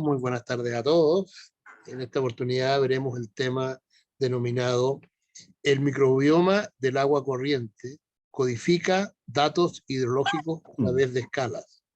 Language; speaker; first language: Spanish; native; Spanish